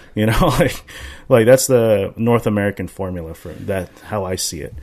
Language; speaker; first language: English; native; English